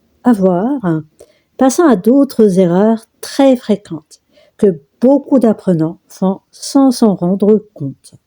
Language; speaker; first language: French; non-native, local second language; Arabic